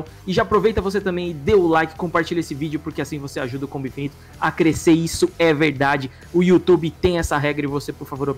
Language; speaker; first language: Portuguese; native; Portuguese